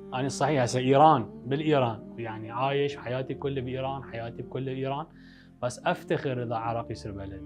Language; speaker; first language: Arabic; early bilingual, heritage; Arabic